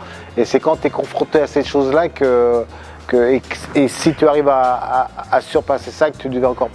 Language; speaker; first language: French; native; French